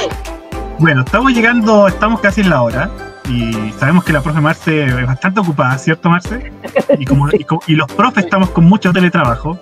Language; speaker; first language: Spanish; native; Spanish